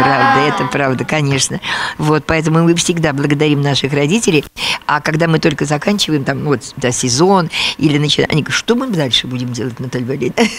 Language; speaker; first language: Russian; native; Russian